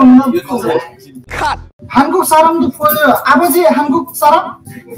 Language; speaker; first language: Korean; non-native, learner; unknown